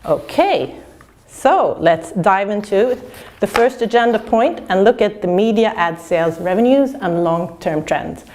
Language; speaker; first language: English; non-native, fluent; Swedish